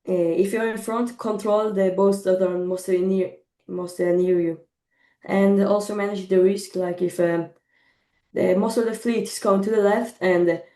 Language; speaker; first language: English; non-native, fluent; Italian